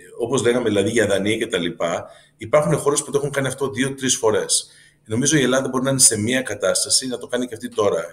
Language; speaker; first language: Greek; early bilingual, heritage; Greek